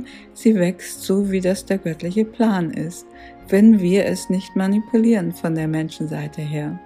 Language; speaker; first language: German; native; German